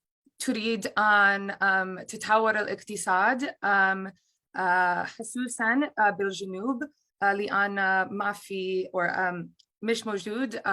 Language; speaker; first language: Arabic; non-native, learner; English